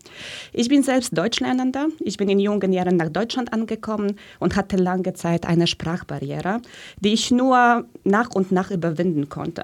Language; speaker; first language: German; early bilingual, other home language; Polish